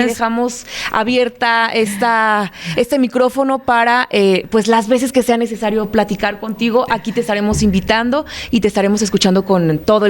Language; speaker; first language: Spanish; native; Spanish